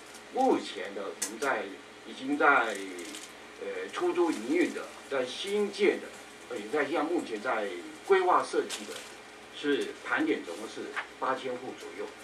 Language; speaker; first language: Chinese; native; Chinese